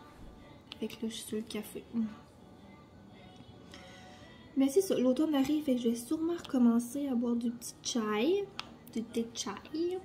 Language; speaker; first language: French; native; French